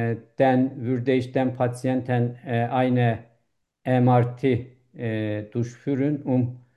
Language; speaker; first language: German; non-native, learner; Turkish